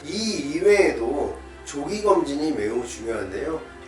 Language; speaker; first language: Korean; native; Korean